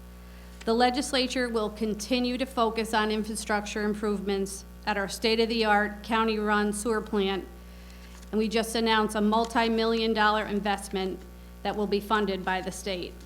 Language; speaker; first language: English; native; English